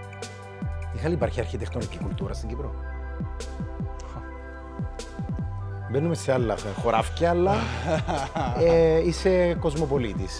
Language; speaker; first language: Greek; native; Greek